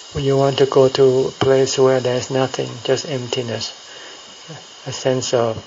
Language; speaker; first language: English; non-native, fluent; Thai